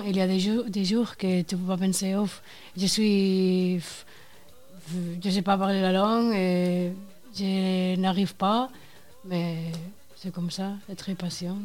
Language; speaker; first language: French; non-native, learner; Spanish